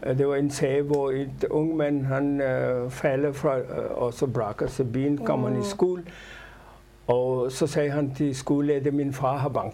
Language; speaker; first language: Danish; non-native, fluent; Urdu